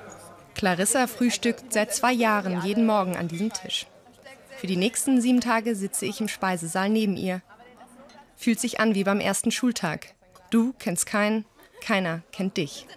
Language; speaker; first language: German; native; German